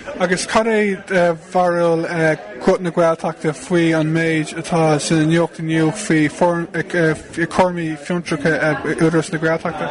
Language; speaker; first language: Irish; native; Irish